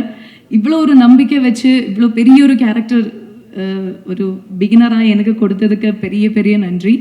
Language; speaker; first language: Tamil; non-native, fluent; Malayalam